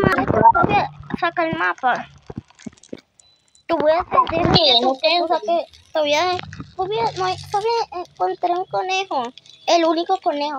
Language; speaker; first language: Spanish; native; Spanish